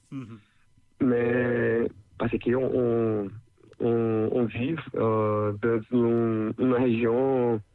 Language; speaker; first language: French; non-native, learner; Portuguese